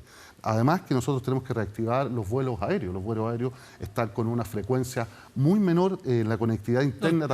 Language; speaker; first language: Spanish; native; Spanish